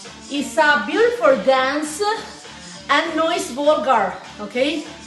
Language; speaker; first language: English; non-native, learner; Spanish